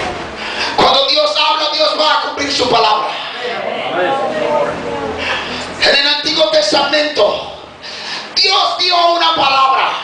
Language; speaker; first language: Spanish; native; Spanish